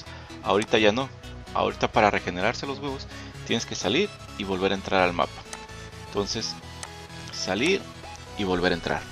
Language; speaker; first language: Spanish; native; Spanish